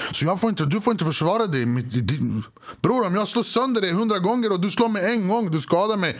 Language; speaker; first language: Swedish; early bilingual, other home language; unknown